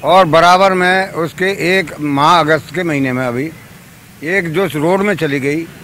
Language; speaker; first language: Hindi; native; Hindi